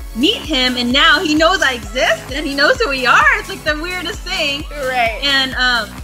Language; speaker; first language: English; native; English